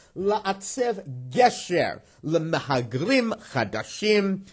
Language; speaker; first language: Hebrew; non-native, fluent; English